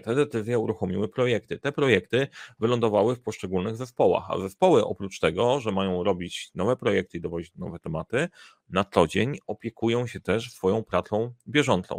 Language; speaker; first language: Polish; native; Polish